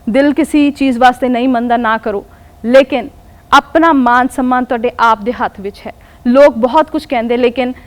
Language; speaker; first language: Punjabi; non-native, local second language; Hindi